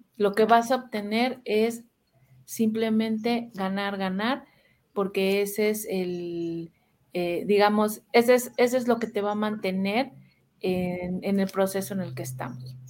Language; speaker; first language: Spanish; native; Spanish